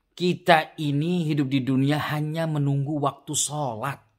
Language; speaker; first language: Indonesian; native; Indonesian